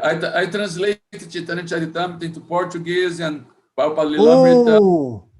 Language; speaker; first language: English; non-native, fluent; Portuguese